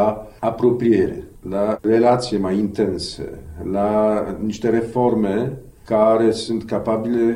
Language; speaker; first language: Romanian; non-native, fluent; Polish